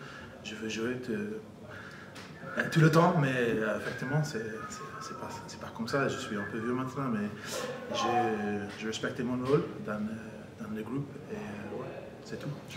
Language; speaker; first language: French; non-native, fluent; English